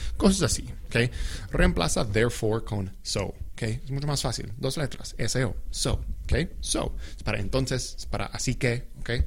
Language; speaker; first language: Spanish; non-native, fluent; English